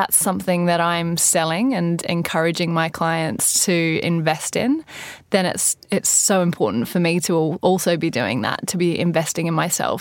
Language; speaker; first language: English; native; English